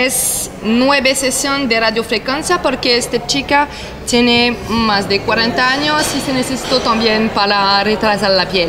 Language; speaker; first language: Spanish; non-native, learner; French